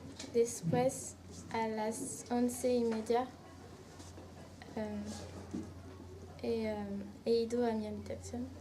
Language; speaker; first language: Spanish; non-native, learner; French